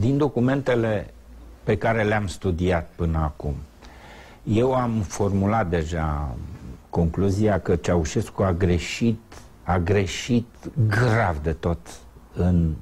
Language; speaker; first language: Romanian; native; Romanian